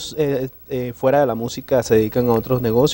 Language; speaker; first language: Spanish; native; Spanish